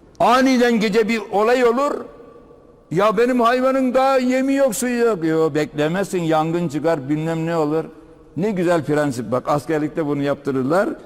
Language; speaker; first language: Turkish; native; Turkish